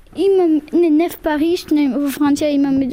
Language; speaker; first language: Bulgarian; early bilingual, heritage; Bulgarian